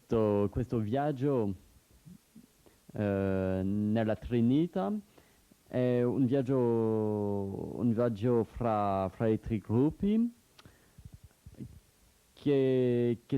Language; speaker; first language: Italian; non-native, learner; French